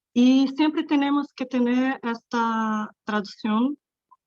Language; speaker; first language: Spanish; non-native, fluent; Portuguese